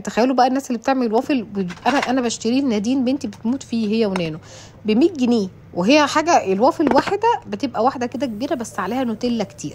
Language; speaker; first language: Arabic; native; Arabic